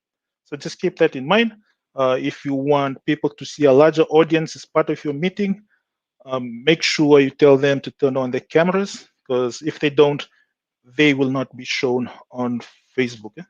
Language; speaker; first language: English; non-native, local second language; Fijian